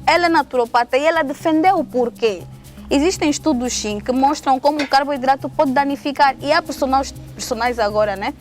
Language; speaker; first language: Portuguese; native; Portuguese